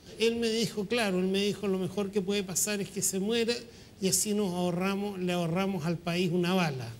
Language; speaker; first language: Spanish; native; Spanish